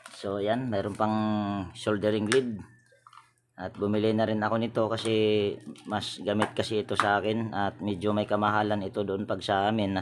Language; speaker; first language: Filipino; native; Filipino